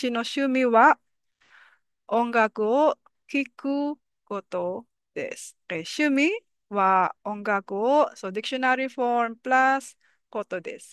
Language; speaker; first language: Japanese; non-native, fluent; Filipino